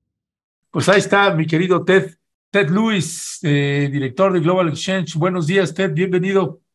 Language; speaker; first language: Spanish; native; Spanish